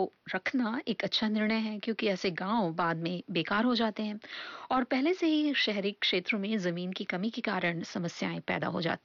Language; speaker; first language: Hindi; native; Hindi